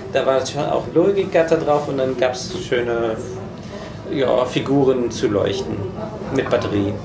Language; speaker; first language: German; native; German